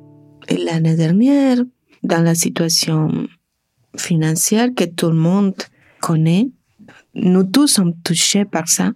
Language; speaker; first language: French; non-native, learner; Spanish